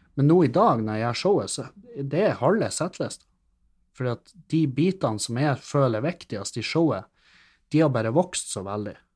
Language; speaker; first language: Norwegian; native; Norwegian